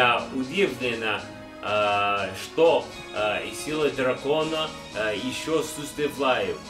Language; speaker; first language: Russian; non-native, learner; English